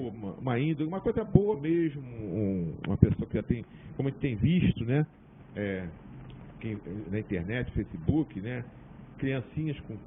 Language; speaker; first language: Portuguese; native; Portuguese